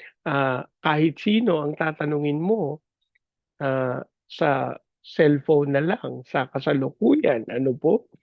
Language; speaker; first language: Filipino; native; Filipino